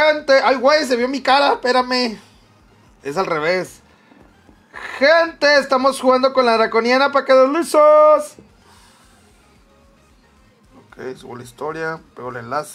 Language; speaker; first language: Spanish; native; Spanish